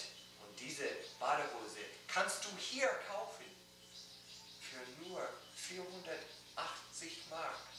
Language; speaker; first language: German; non-native, learner; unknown